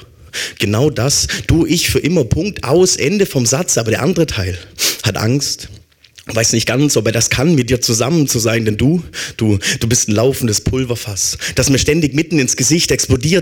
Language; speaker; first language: German; native; German